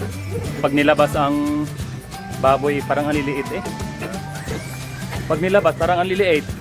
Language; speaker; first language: Filipino; native; Filipino